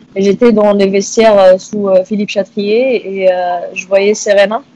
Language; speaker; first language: French; non-native, local second language; Arabic